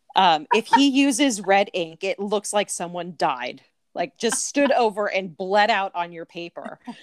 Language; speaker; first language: English; native; English